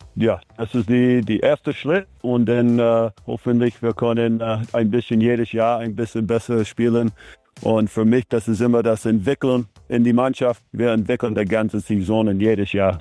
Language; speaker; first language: German; non-native, learner; English